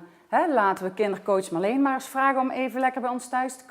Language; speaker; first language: Dutch; native; Dutch